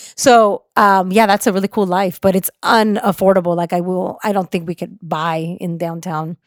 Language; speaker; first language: English; early bilingual, other home language; Spanish